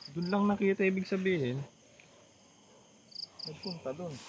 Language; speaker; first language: Filipino; native; Filipino